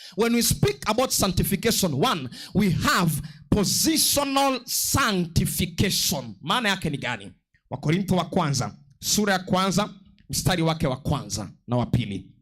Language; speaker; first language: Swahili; non-native, local second language; Luo (Kenya and Tanzania)